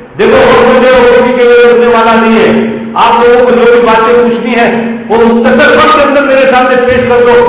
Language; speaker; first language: Urdu; non-native, local second language; Gujarati